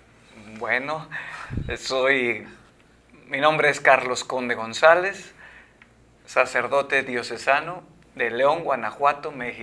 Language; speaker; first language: Spanish; native; Spanish